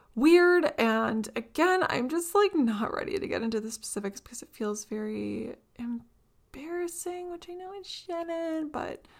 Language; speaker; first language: English; native; English